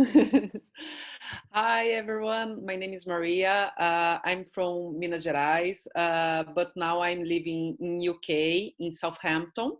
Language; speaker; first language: English; non-native, learner; Portuguese